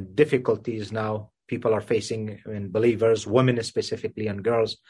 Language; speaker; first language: English; non-native, fluent; Persian